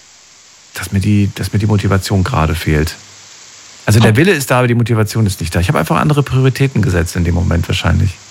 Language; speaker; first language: German; native; German